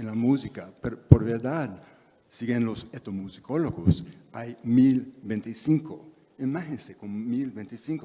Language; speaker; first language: Spanish; non-native, fluent; English